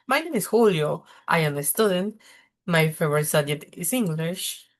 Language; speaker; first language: English; non-native, fluent; Spanish